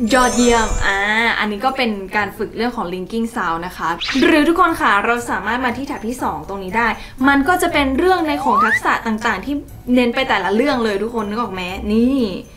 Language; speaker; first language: Thai; native; Thai